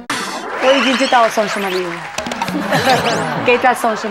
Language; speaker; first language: Chinese; non-native, learner; Russian